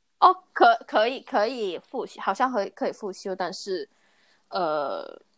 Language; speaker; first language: Chinese; non-native, local second language; Cantonese